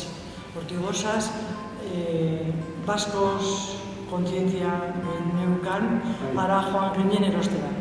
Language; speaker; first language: Basque; non-native, local second language; Spanish